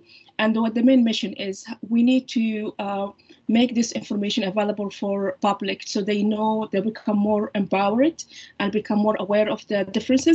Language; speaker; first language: English; non-native, fluent; Arabic